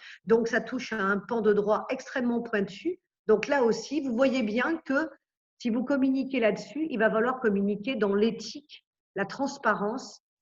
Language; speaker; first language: French; native; French